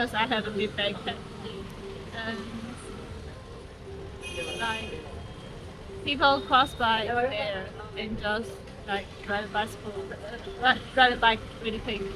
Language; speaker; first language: English; non-native, learner; Chinese